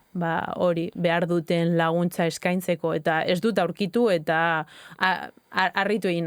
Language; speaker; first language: Basque; native; Basque